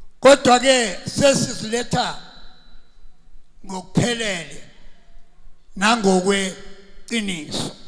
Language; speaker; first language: Zulu; native; Zulu